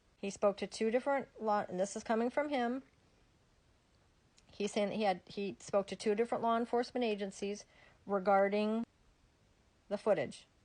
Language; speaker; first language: English; native; English